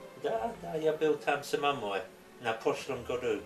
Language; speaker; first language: Russian; non-native, learner; English